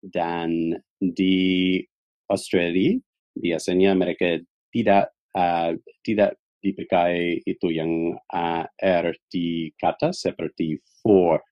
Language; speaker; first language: Indonesian; non-native, fluent; English